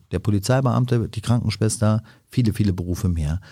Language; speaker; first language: German; native; German